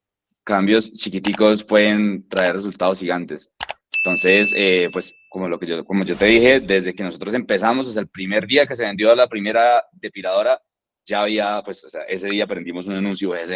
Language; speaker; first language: Spanish; native; Spanish